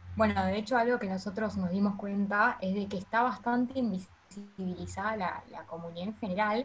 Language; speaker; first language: Spanish; native; Spanish